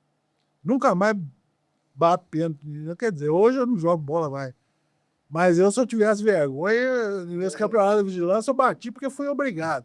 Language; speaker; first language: Portuguese; native; Portuguese